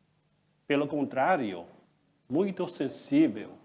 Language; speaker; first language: Portuguese; non-native, fluent; Chinese